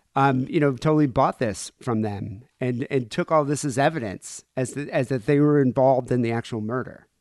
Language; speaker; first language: English; native; English